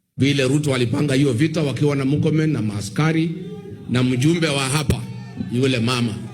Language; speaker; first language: Swahili; non-native, local second language; Kikuyu